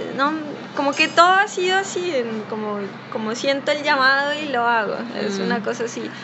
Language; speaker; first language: Spanish; native; Spanish